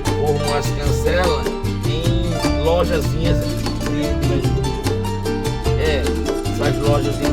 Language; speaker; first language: Portuguese; native; Portuguese